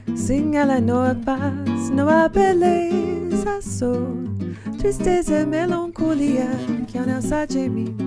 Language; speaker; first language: English; non-native, fluent; Portuguese